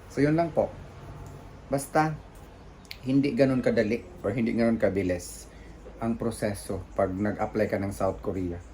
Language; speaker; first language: Filipino; native; Filipino